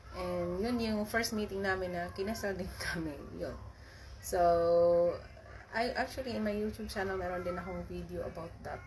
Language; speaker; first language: Filipino; non-native, local second language; Cebuano